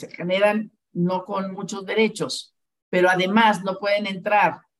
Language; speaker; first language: Spanish; native; Spanish